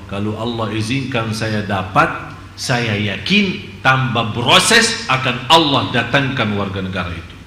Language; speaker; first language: Indonesian; non-native, fluent; Arabic